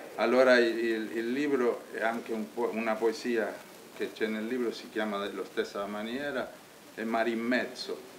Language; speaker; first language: Italian; non-native, learner; Spanish